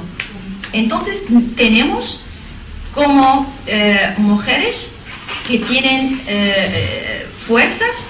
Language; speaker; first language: Spanish; non-native, learner; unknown